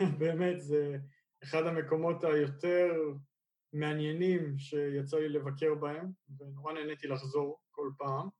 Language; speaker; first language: Hebrew; native; Hebrew